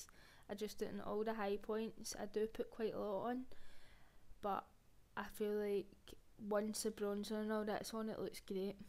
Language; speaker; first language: English; native; English